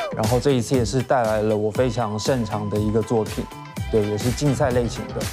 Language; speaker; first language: Chinese; native; Chinese